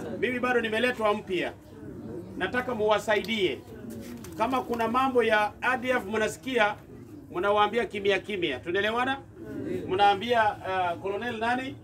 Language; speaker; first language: Swahili; non-native, local second language; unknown